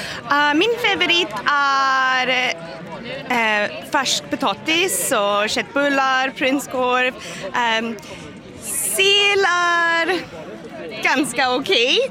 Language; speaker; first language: Swedish; non-native, learner; English